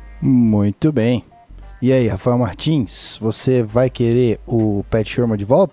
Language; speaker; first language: Portuguese; native; Portuguese